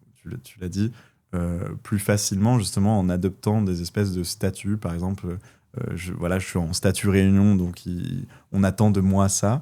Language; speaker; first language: French; native; French